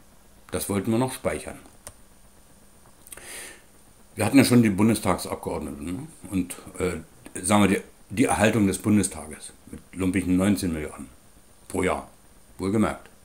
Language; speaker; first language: German; native; German